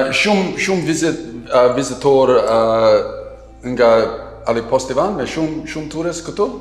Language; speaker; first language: Albanian; non-native, learner; English